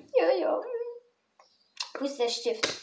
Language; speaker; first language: German; early bilingual, other home language; Russian